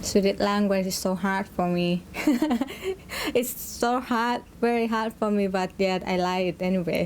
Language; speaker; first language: English; non-native, learner; Thai